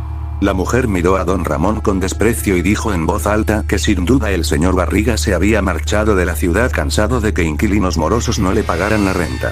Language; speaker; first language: Spanish; native; Spanish